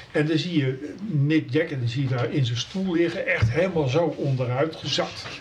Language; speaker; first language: Dutch; native; Dutch